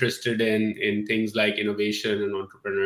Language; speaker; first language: English; non-native, local second language; Urdu